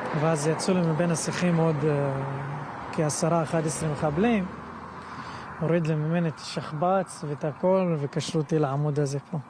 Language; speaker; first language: Hebrew; non-native, local second language; Arabic